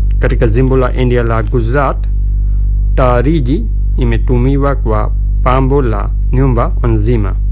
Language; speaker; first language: Swahili; non-native, fluent; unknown